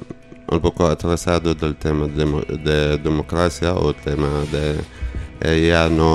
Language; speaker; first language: Spanish; non-native, learner; Arabic